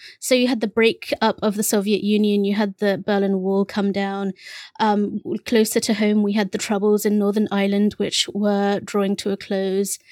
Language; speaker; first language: English; early bilingual, other home language; Bangla